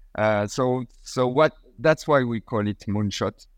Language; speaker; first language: English; non-native, fluent; French